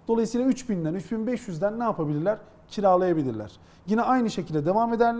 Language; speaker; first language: Turkish; native; Turkish